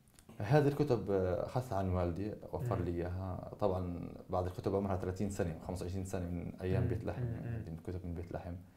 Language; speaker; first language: Arabic; native; Arabic